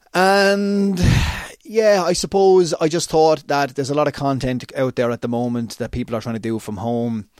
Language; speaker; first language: English; native; English